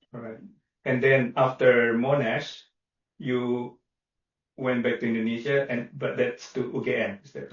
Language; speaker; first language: English; non-native, fluent; Indonesian